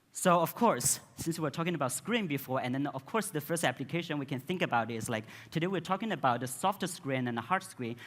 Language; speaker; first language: English; non-native, fluent; Chinese